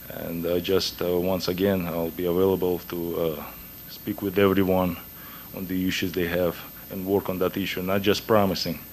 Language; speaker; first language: English; non-native, fluent; Russian